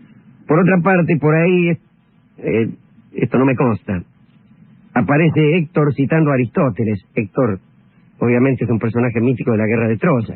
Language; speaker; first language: Spanish; native; Spanish